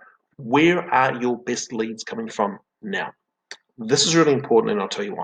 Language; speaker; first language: English; native; English